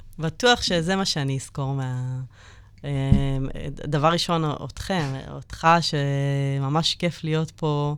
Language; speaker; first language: Hebrew; native; Hebrew